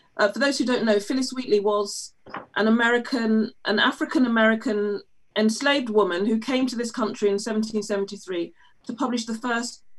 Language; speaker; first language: English; native; English